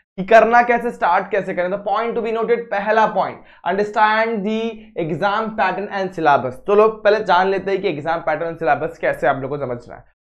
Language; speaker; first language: Hindi; native; Hindi